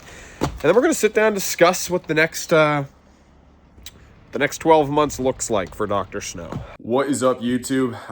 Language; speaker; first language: English; native; English